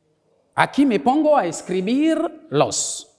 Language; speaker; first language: Spanish; non-native, local second language; French